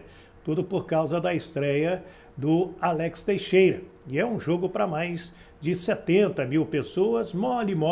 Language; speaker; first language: Portuguese; native; Portuguese